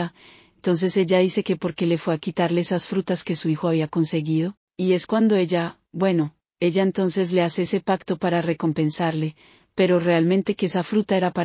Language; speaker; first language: Spanish; native; Spanish